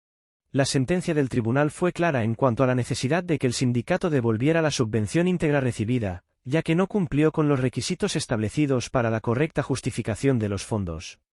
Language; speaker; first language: Spanish; native; Spanish